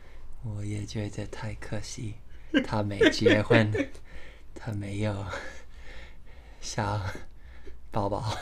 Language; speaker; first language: Chinese; non-native, learner; English